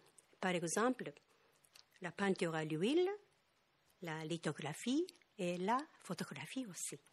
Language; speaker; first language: French; non-native, fluent; Japanese